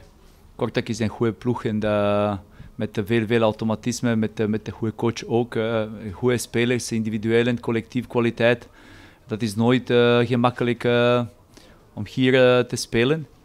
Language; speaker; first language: Dutch; non-native, fluent; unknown